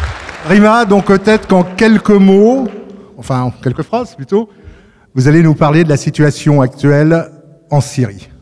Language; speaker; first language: French; native; French